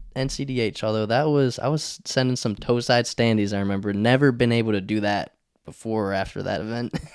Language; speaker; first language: English; native; English